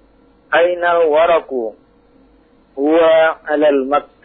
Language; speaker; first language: Arabic; non-native, learner; Indonesian